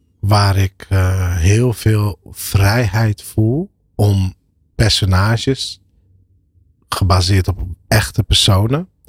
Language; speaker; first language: Dutch; early bilingual, other home language; Arabic